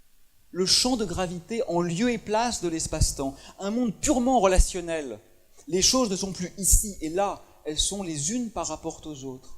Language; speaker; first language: French; native; French